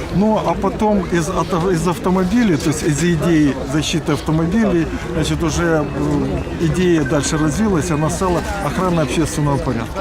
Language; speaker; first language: Russian; native; Russian